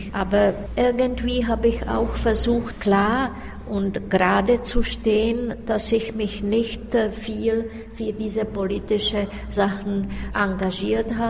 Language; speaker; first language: German; non-native, fluent; Czech